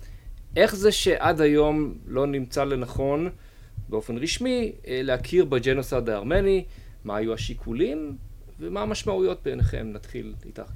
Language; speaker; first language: Hebrew; native; Hebrew